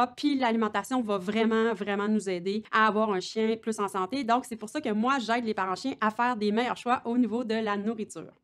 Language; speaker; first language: French; native; French